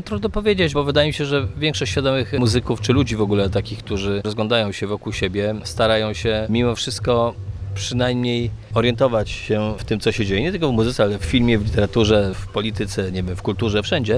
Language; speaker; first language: Polish; native; Polish